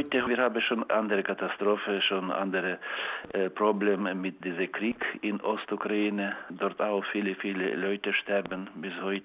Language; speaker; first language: German; non-native, learner; Ukrainian